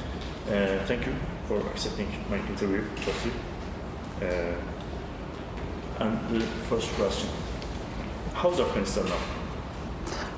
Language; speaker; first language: English; non-native, learner; Turkish